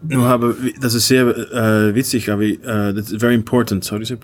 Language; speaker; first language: German; non-native, learner; Dutch